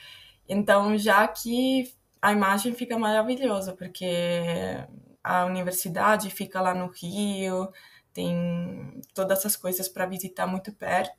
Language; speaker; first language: Portuguese; non-native, fluent; Italian